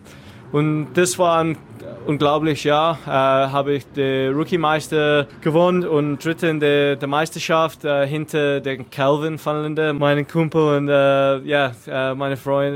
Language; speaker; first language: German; non-native, learner; English